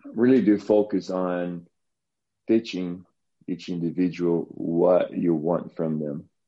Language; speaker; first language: English; non-native, fluent; Portuguese